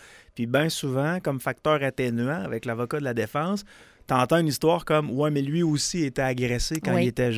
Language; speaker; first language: French; native; French